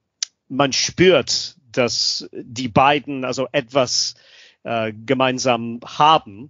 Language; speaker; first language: German; non-native, fluent; English